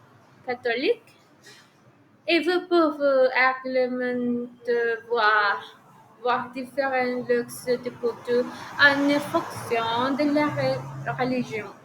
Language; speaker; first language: French; non-native, learner; Spanish